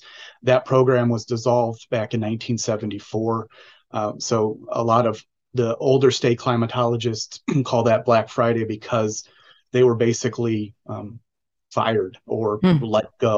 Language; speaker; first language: English; native; English